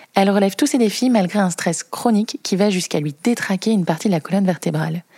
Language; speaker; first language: French; native; French